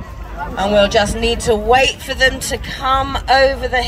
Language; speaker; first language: English; native; English